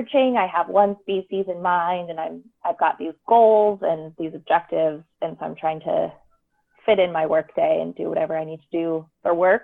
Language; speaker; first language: English; native; English